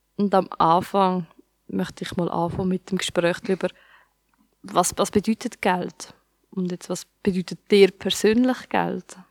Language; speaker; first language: German; native; German